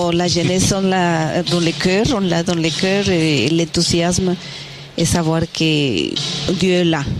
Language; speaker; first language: French; non-native, fluent; Spanish